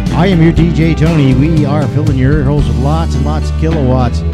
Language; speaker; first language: English; native; English